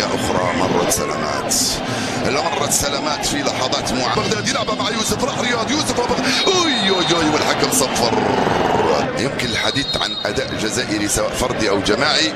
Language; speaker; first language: Arabic; native; Arabic